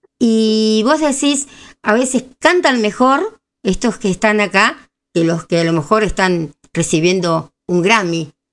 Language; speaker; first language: Spanish; native; Spanish